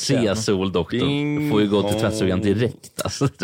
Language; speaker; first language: Swedish; native; Swedish